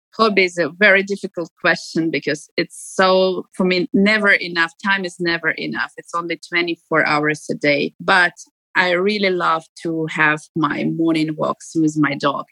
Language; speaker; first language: English; non-native, fluent; Ukrainian